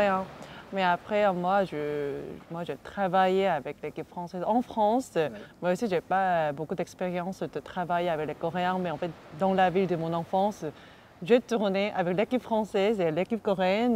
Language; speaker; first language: French; non-native, fluent; Korean